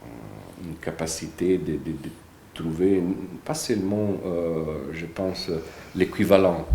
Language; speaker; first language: French; non-native, fluent; Italian